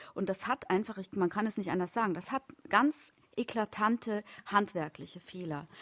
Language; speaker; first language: German; native; German